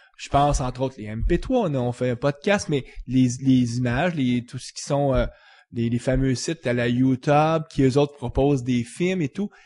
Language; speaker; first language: French; native; French